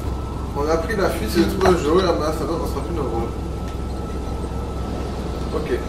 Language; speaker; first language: French; native; French